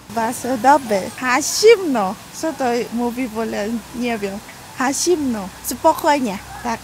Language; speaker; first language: Polish; non-native, learner; Thai